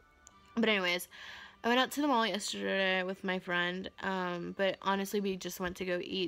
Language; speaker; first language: English; native; English